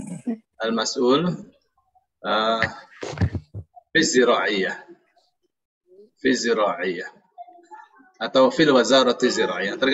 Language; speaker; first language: Arabic; non-native, fluent; Indonesian